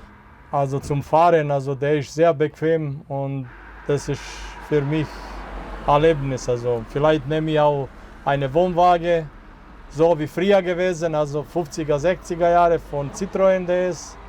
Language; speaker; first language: German; non-native, fluent; Serbian